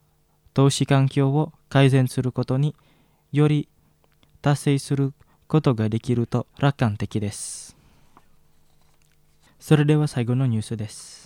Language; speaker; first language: Japanese; non-native, fluent; Indonesian